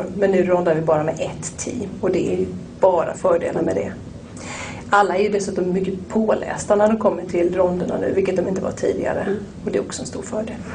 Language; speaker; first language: Swedish; native; Swedish